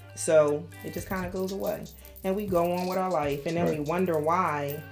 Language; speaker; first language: English; native; English